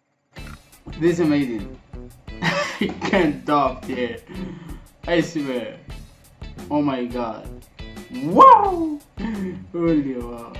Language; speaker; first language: English; non-native, learner; Arabic